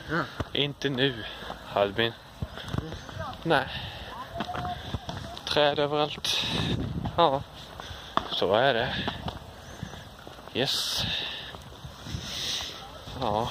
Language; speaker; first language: Swedish; native; Swedish